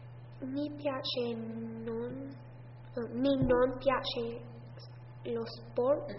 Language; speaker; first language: Italian; non-native, learner; English